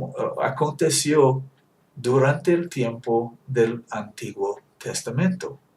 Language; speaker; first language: Spanish; non-native, fluent; English